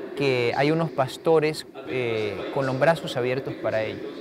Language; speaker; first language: Spanish; native; Spanish